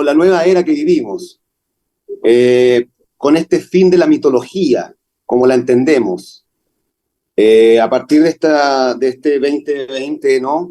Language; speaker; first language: Spanish; native; Spanish